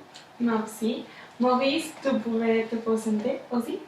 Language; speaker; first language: French; non-native, learner; Spanish